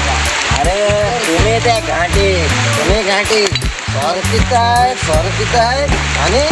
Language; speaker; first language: Hindi; non-native, local second language; Konkani